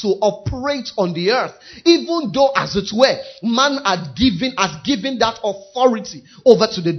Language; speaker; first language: English; non-native, local second language; Yoruba